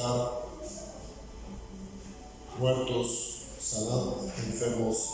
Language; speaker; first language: Spanish; non-native, fluent; Bulgarian